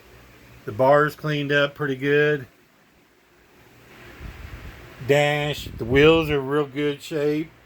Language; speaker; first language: English; native; English